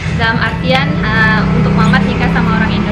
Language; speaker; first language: Indonesian; native; Indonesian